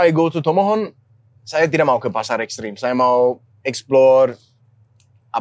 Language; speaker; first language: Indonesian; non-native, learner; Danish